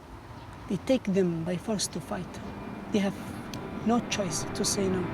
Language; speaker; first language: English; non-native, fluent; Arabic